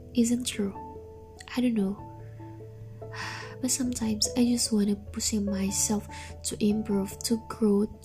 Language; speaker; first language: English; non-native, learner; Indonesian